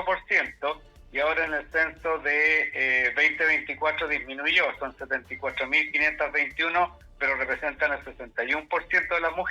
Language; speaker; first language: Spanish; native; Spanish